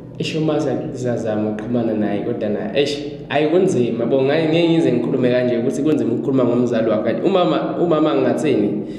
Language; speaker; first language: Zulu; non-native, local second language; Swati